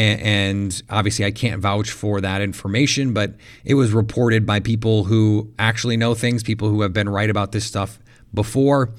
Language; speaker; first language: English; native; English